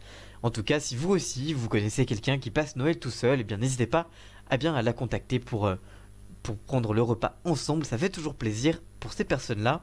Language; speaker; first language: French; native; French